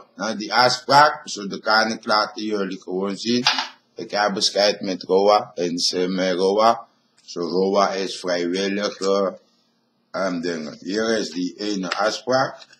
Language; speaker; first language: Dutch; non-native, local second language; Papiamento